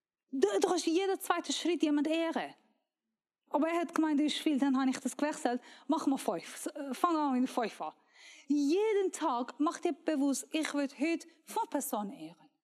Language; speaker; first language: German; non-native, learner; Persian